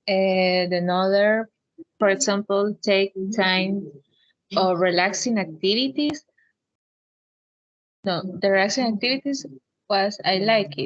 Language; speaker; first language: English; non-native, learner; Spanish